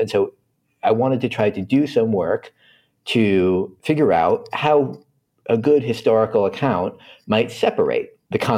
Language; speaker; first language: English; native; English